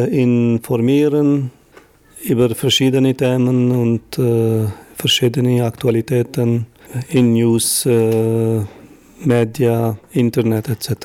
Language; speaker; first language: German; non-native, fluent; Albanian